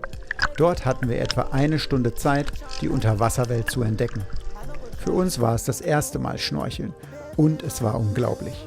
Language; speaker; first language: German; native; German